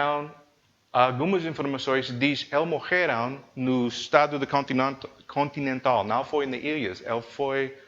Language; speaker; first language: Portuguese; non-native, learner; English